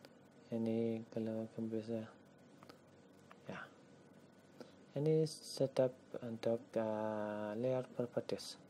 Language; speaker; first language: Indonesian; non-native, learner; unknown